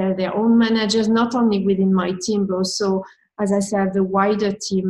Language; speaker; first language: English; non-native, fluent; French